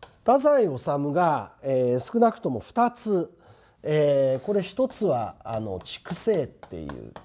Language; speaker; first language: Japanese; native; Japanese